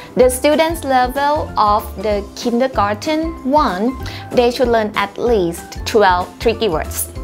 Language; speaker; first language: English; non-native, fluent; Thai